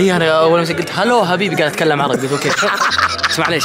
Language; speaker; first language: Arabic; native; Arabic